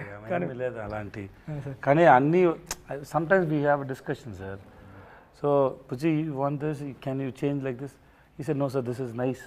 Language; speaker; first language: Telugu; non-native, learner; Tamil